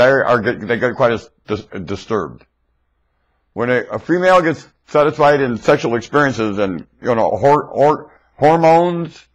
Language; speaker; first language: English; native; English